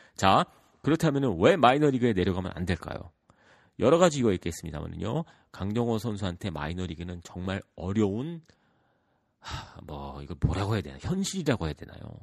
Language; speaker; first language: Korean; early bilingual, heritage; Korean